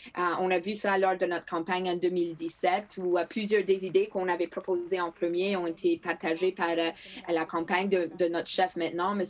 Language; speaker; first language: French; non-native, local second language; Greek